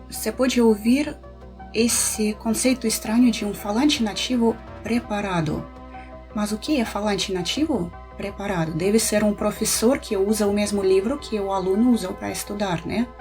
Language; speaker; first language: Portuguese; non-native, fluent; Russian